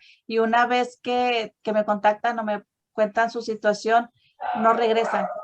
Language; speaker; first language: Spanish; native; Spanish